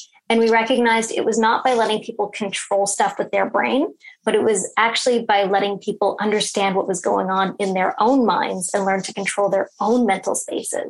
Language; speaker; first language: English; native; English